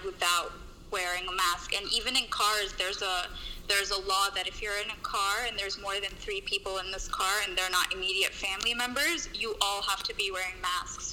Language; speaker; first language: English; native; English